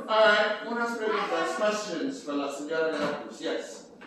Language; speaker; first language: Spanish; non-native, learner; English